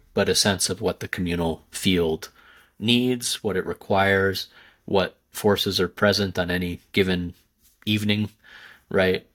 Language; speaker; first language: English; native; English